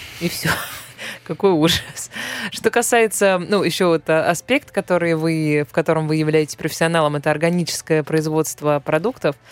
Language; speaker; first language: Russian; native; Russian